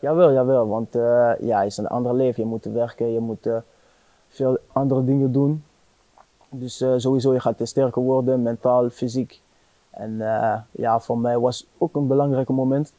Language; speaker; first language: Dutch; non-native, fluent; French